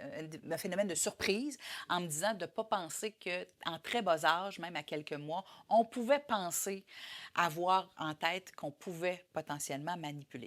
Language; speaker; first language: French; native; French